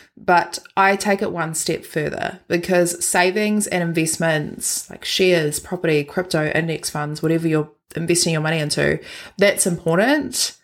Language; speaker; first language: English; native; English